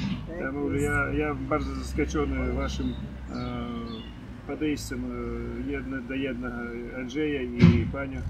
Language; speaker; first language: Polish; non-native, learner; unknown